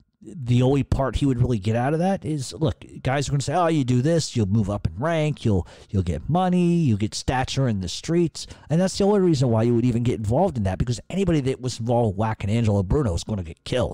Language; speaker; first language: English; native; English